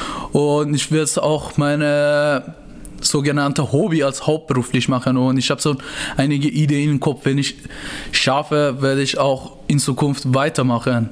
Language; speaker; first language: German; non-native, learner; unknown